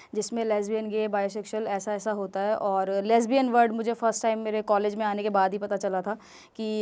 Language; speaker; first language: Hindi; native; Hindi